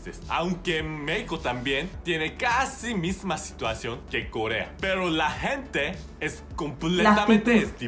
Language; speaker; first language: Spanish; non-native, learner; Korean